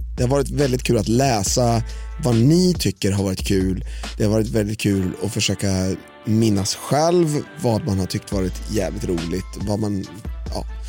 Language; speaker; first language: Swedish; native; Swedish